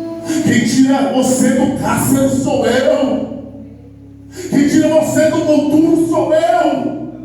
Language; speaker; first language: Portuguese; native; Portuguese